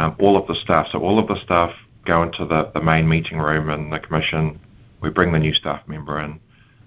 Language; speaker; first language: English; native; English